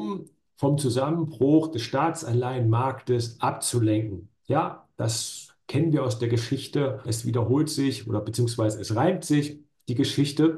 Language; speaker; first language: German; native; German